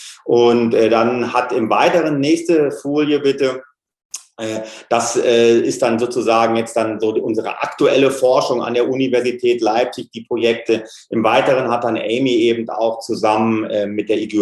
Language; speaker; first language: German; native; German